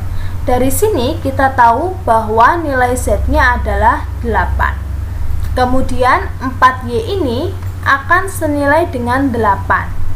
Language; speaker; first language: Indonesian; native; Indonesian